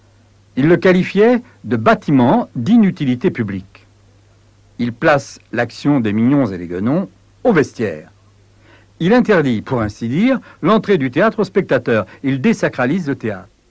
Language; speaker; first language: French; native; French